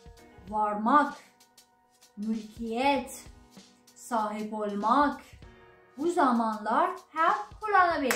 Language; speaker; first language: Turkish; non-native, learner; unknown